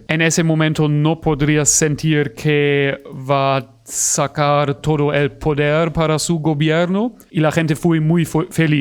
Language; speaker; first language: Spanish; non-native, fluent; German